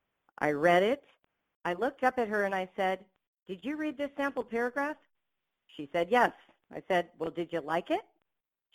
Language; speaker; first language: English; native; English